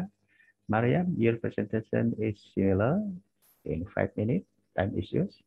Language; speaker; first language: English; non-native, learner; Indonesian